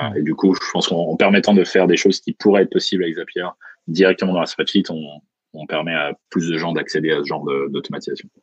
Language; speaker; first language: French; native; French